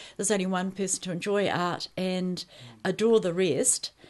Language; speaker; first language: English; native; English